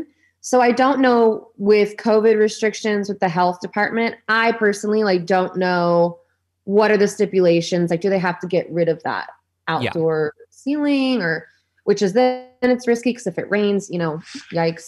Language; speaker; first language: English; native; English